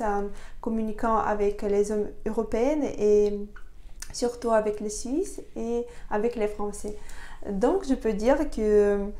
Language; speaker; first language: French; non-native, fluent; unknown